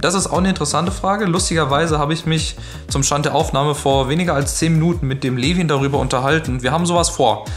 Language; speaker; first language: German; native; German